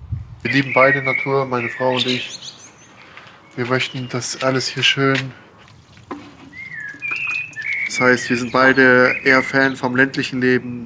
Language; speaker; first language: German; native; German